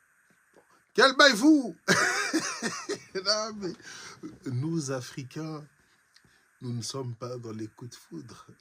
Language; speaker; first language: French; native; French